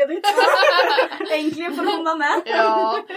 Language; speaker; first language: Swedish; native; Swedish